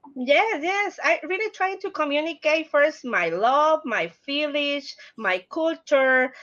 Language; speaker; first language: English; non-native, learner; Spanish